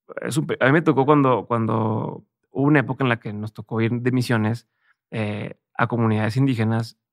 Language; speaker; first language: Spanish; native; Spanish